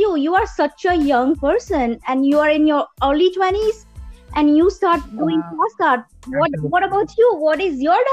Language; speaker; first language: English; non-native, local second language; Gujarati